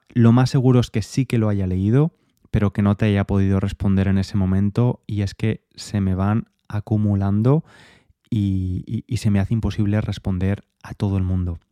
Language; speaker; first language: Spanish; native; Spanish